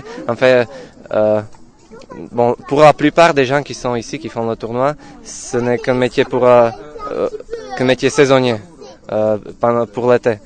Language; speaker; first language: French; non-native, fluent; Slovak